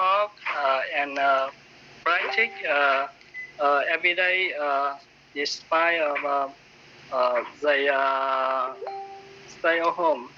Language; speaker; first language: English; non-native, learner; Vietnamese